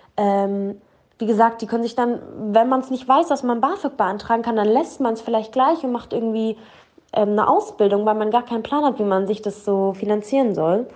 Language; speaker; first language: German; early bilingual, other home language; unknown